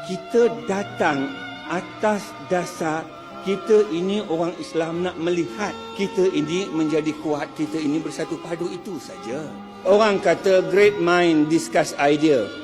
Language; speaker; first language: Malay; non-native, local second language; Chinese